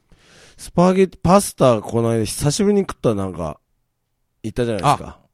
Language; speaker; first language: Japanese; native; Japanese